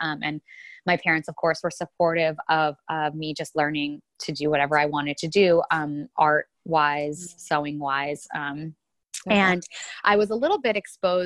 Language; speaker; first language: English; native; English